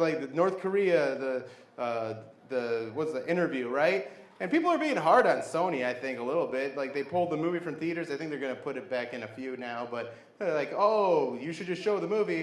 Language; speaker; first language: English; native; English